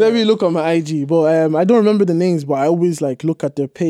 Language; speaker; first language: English; native; English